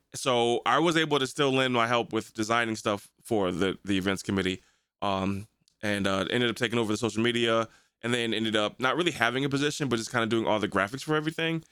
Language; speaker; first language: English; native; English